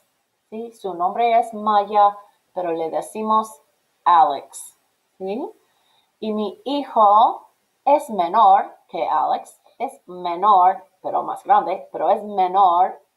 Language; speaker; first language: Spanish; non-native, fluent; English